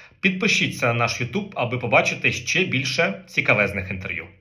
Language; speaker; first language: Ukrainian; native; Ukrainian